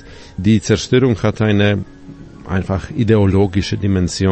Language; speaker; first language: German; non-native, fluent; Polish